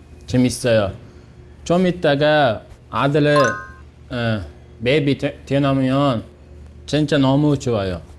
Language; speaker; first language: Korean; non-native, learner; Uzbek